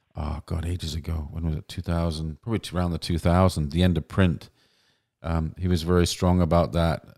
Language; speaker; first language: English; native; English